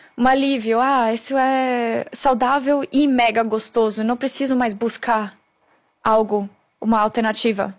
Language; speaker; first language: Portuguese; non-native, fluent; German